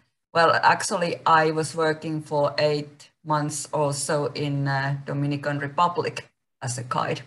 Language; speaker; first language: English; non-native, fluent; Finnish